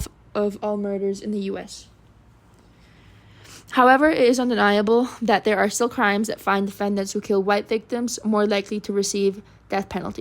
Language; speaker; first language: English; non-native, fluent; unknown